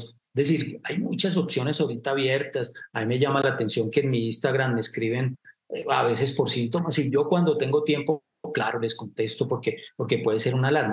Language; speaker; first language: Spanish; native; Spanish